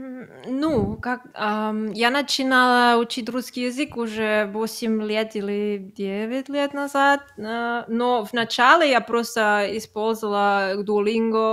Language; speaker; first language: Russian; non-native, learner; Catalan